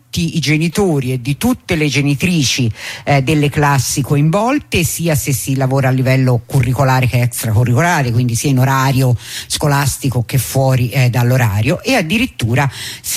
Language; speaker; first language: Italian; native; Italian